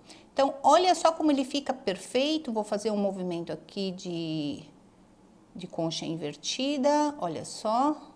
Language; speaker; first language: Portuguese; native; Portuguese